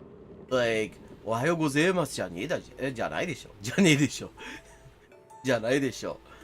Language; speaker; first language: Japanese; non-native, fluent; English